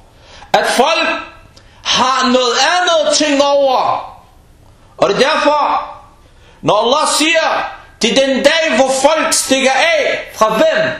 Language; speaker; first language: Danish; early bilingual, other home language; Arabic